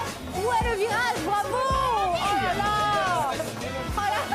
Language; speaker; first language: French; native; French